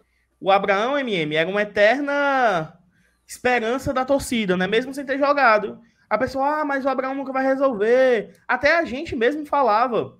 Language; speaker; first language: Portuguese; native; Portuguese